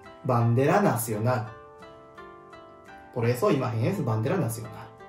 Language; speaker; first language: Spanish; non-native, learner; Japanese